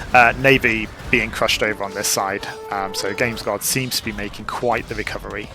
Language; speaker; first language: English; native; English